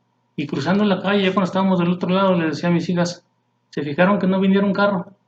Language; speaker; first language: Spanish; native; Spanish